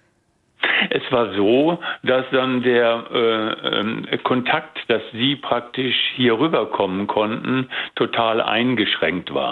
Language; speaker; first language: German; native; German